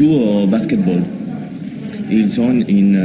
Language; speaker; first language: French; non-native, learner; Spanish